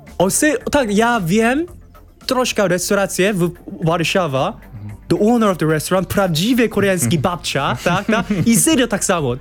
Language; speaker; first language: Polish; non-native, learner; Korean